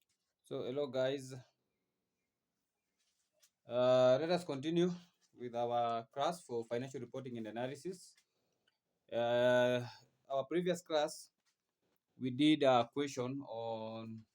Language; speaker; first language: English; non-native, local second language; Swahili